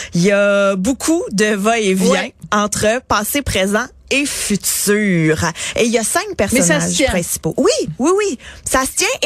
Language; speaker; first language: French; native; French